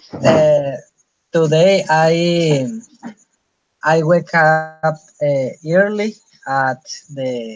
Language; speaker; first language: English; non-native, learner; Spanish